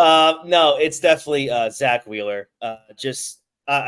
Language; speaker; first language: English; native; English